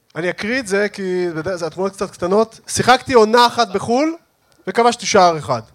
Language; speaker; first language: Hebrew; early bilingual, other home language; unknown